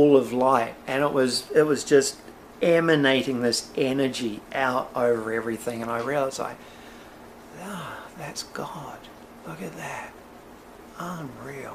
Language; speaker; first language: English; native; English